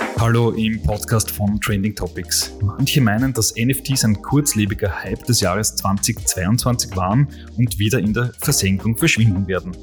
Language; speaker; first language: German; native; German